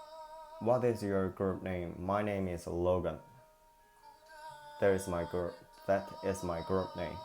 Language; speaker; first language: English; non-native, learner; Korean